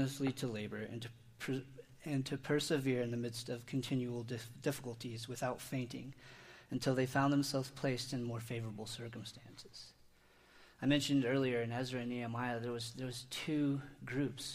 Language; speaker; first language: English; native; English